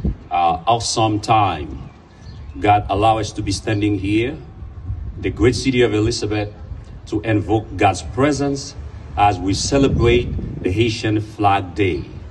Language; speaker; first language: English; non-native, fluent; Haitian Creole